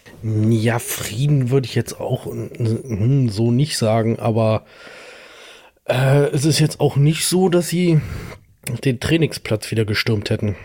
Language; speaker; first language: German; native; German